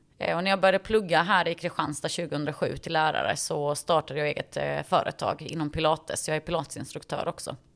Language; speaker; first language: Swedish; early bilingual, other home language; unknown